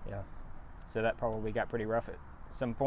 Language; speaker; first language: English; native; English